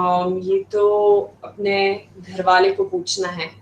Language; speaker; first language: Hindi; non-native, fluent; Swedish